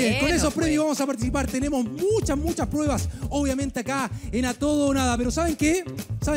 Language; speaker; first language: Spanish; native; Spanish